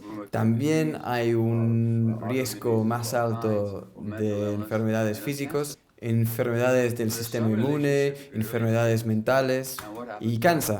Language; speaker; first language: Spanish; non-native, fluent; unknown